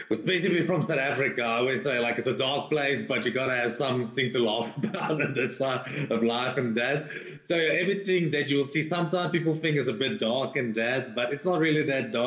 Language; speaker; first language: English; non-native, local second language; Afrikaans